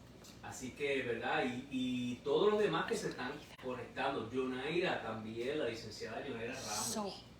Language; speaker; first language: Spanish; native; Spanish